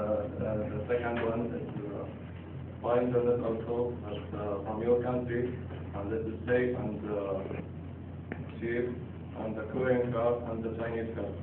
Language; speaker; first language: English; non-native, learner; Arabic